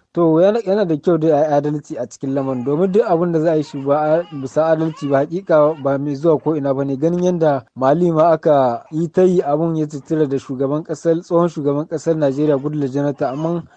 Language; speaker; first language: Hausa; native; Hausa